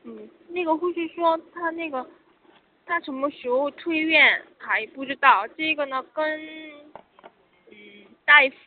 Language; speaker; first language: Chinese; non-native, learner; Korean